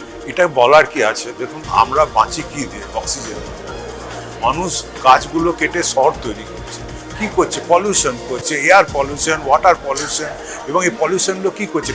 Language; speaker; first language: Bangla; native; Bangla